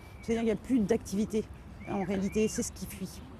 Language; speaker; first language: French; native; French